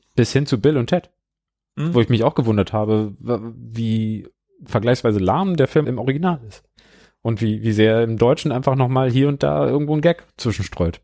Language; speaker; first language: German; native; German